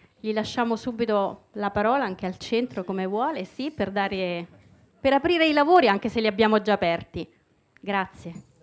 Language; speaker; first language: Italian; native; Italian